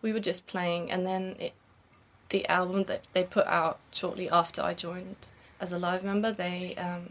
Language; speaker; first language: English; non-native, fluent; German